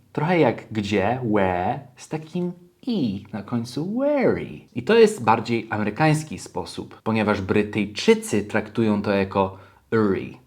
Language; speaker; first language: Polish; early bilingual, heritage; Polish